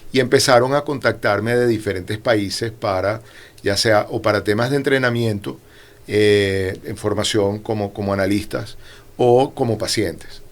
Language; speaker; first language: Spanish; native; Spanish